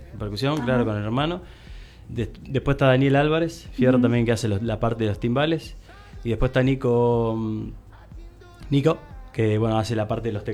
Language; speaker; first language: Spanish; native; Spanish